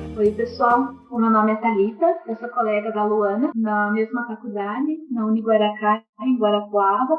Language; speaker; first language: Portuguese; native; Portuguese